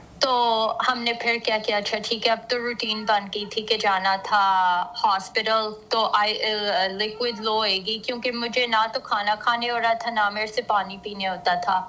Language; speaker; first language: Urdu; early bilingual, heritage; Urdu